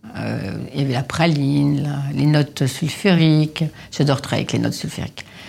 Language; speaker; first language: French; native; French